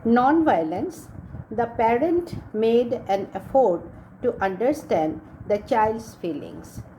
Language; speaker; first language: English; non-native, local second language; Assamese